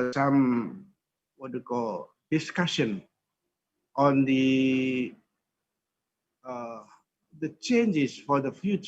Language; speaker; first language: English; non-native, fluent; Indonesian